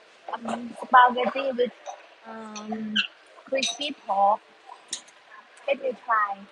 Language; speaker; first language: English; non-native, learner; Thai